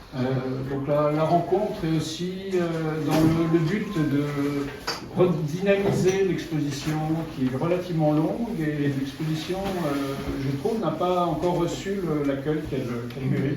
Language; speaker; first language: French; native; French